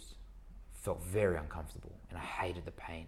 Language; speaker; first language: English; native; English